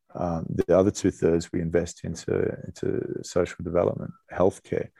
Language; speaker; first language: English; native; English